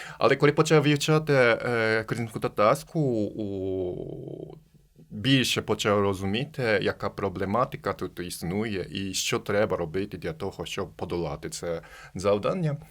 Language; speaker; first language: Ukrainian; non-native, fluent; Japanese